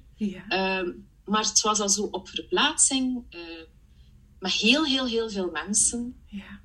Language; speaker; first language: Dutch; early bilingual, other home language; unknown